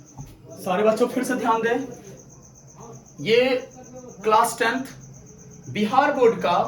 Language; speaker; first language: Hindi; native; Hindi